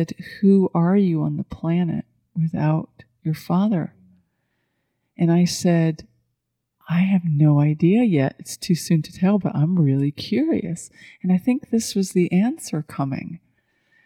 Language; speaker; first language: English; native; English